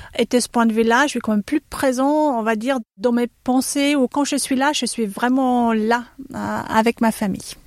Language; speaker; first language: French; non-native, fluent; German